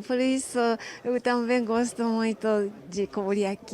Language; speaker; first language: Portuguese; non-native, learner; Japanese